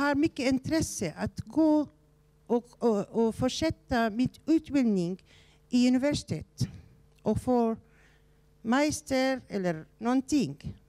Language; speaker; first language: Swedish; non-native, learner; Arabic